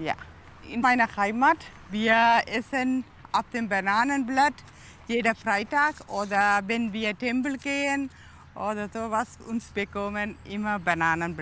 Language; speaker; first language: German; non-native, learner; Tamil